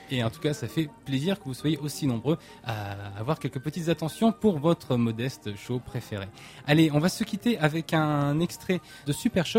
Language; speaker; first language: French; native; French